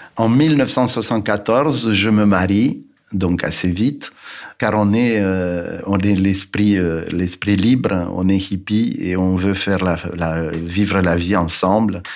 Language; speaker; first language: French; non-native, fluent; Romanian